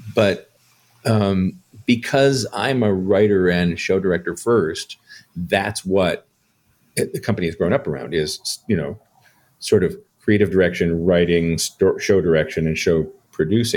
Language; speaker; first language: English; native; English